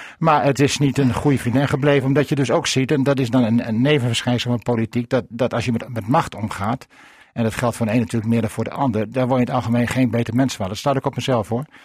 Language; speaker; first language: Dutch; native; Dutch